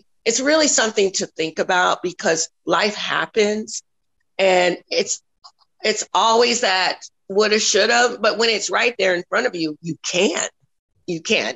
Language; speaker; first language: English; native; English